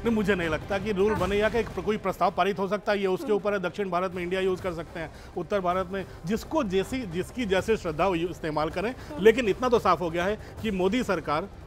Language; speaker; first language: Hindi; native; Hindi